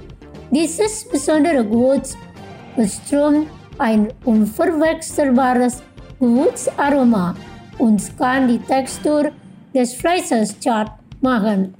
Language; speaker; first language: German; non-native, local second language; Indonesian